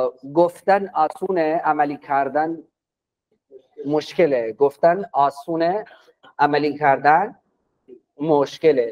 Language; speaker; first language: Persian; non-native, fluent; Urdu